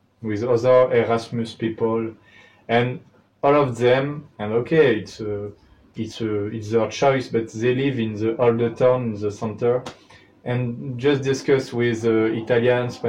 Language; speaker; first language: English; non-native, learner; French